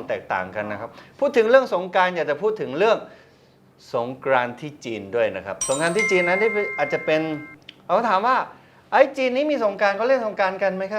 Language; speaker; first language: Thai; non-native, learner; Chinese